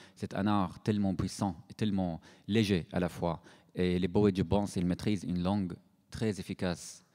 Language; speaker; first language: French; non-native, fluent; Arabic